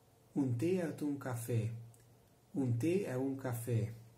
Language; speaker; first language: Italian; non-native, learner; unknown